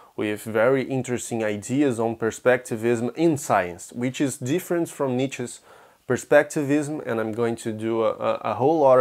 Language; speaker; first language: English; non-native, fluent; Portuguese